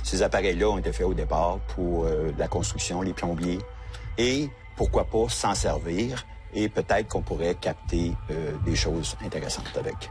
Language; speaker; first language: French; native; French